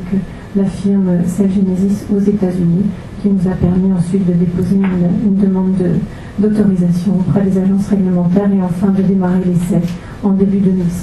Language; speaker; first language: French; native; French